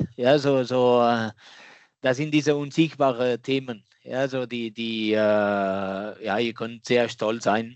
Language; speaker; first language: German; non-native, fluent; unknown